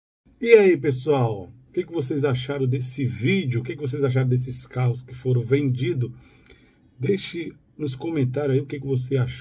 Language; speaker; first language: Portuguese; native; Portuguese